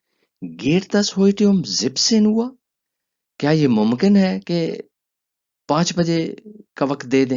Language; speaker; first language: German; non-native, learner; Urdu